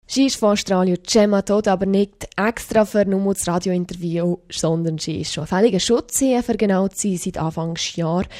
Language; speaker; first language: German; native; German